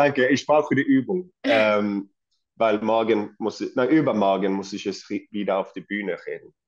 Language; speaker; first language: German; non-native, fluent; Swedish